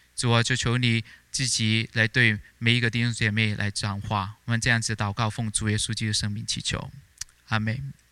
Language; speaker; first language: Chinese; native; Chinese